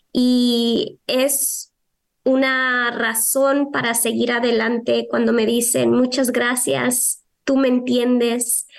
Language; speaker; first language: Spanish; early bilingual, heritage; Spanish